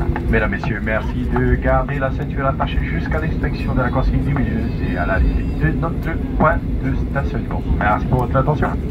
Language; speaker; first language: French; native; French